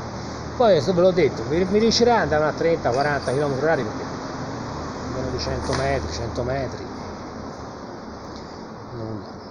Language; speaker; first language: Italian; native; Italian